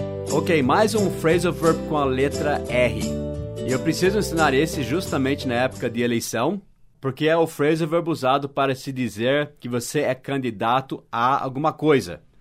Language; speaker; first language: Portuguese; non-native, fluent; English